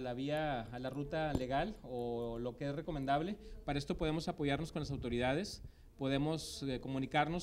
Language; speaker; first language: Spanish; native; Spanish